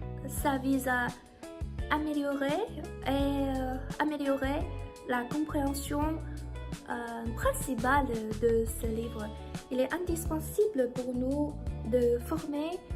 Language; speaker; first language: French; non-native, learner; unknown